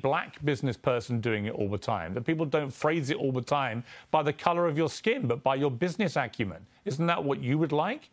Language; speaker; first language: English; native; English